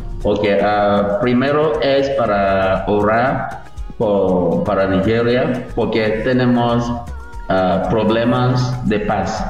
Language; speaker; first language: Spanish; non-native, learner; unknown